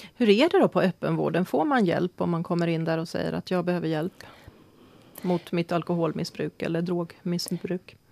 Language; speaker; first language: Swedish; native; Swedish